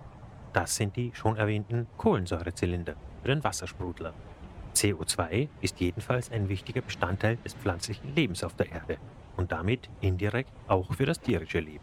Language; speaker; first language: German; native; German